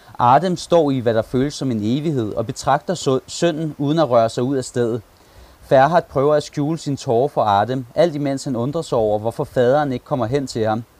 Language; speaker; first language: Danish; early bilingual, other home language; Turkish